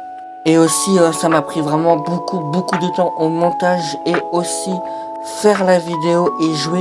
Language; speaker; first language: French; native; French